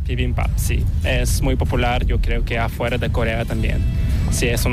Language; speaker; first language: Spanish; non-native, learner; Korean